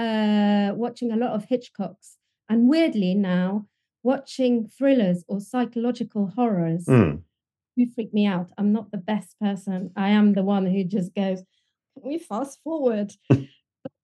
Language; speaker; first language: English; non-native, fluent; French